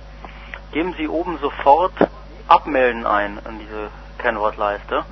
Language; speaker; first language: German; native; German